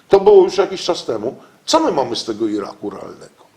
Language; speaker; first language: Polish; native; Polish